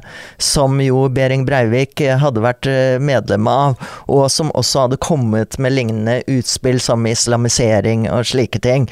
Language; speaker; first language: Norwegian; native; Norwegian